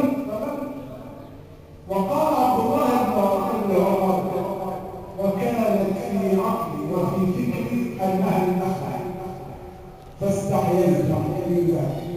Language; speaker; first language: Arabic; native; Arabic